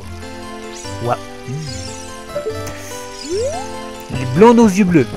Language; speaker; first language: French; native; French